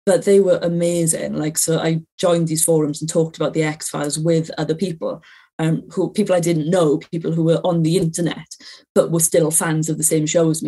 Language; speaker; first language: English; native; English